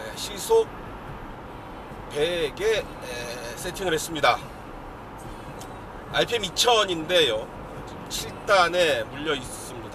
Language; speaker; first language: Korean; native; Korean